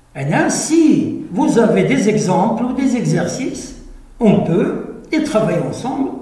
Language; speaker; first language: French; non-native, local second language; Arabic